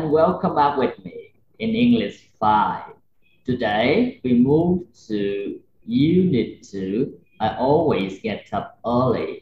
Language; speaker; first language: English; non-native, fluent; Vietnamese